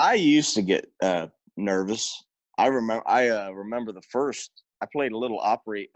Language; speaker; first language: English; native; English